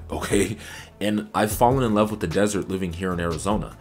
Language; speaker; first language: English; native; English